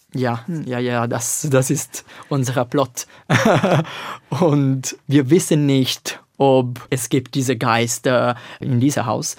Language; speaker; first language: German; non-native, learner; Italian